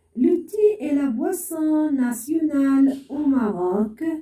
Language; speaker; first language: French; non-native, local second language; Arabic